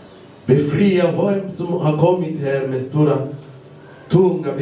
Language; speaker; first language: Swedish; non-native, learner; Lingala